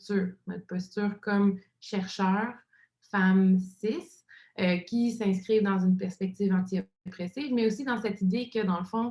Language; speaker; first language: French; native; French